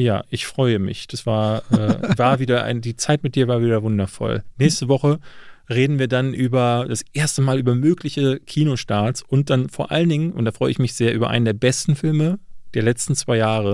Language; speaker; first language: German; native; German